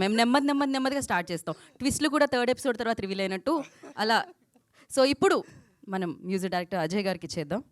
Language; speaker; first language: Telugu; native; Telugu